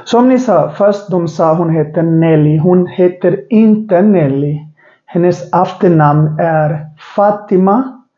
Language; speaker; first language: Swedish; non-native, learner; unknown